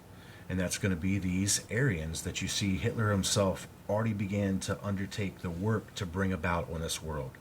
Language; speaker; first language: English; native; English